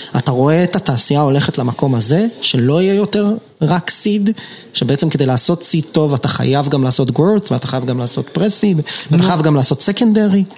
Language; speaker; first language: Hebrew; native; Hebrew